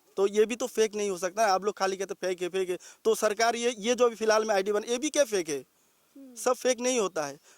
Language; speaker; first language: Hindi; non-native, local second language; Bangla